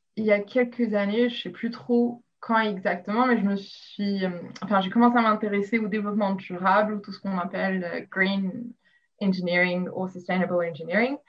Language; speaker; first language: French; non-native, local second language; Arabic